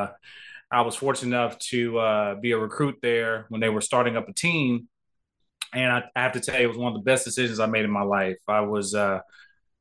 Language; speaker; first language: English; native; English